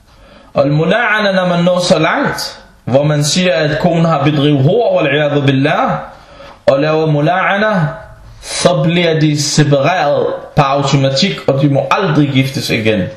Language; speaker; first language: Danish; non-native, local second language; Arabic